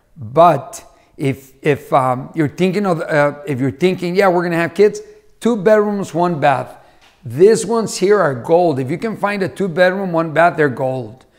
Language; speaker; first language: English; native; English